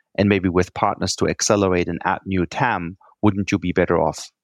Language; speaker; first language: English; non-native, fluent; German